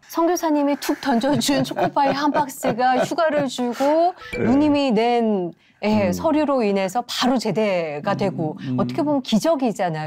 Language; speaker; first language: Korean; native; Korean